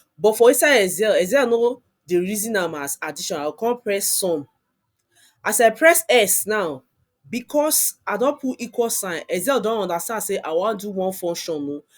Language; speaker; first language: Nigerian Pidgin; non-native, local second language; Yoruba